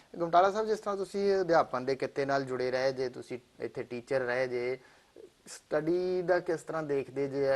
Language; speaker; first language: Punjabi; native; Punjabi